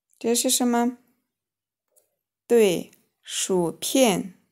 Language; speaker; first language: Chinese; non-native, fluent; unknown